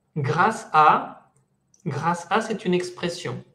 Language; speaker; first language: French; non-native, fluent; Spanish